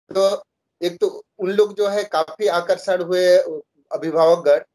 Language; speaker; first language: Hindi; native; Hindi